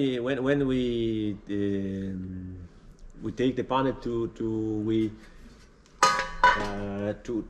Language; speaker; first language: English; non-native, learner; Italian